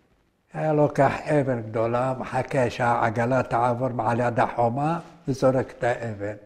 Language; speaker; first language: Hebrew; early bilingual, other home language; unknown